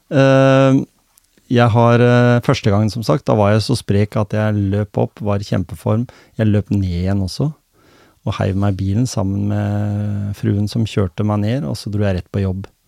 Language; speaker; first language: Norwegian; native; Norwegian